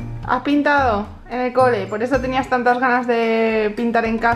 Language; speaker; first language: Spanish; native; Spanish